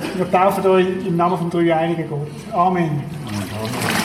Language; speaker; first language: German; native; German